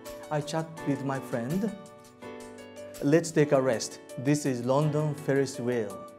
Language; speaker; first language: English; non-native, fluent; Japanese